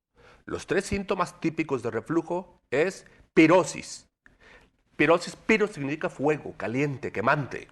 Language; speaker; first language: Spanish; native; Spanish